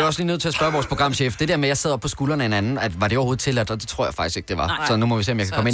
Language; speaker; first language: Danish; native; Danish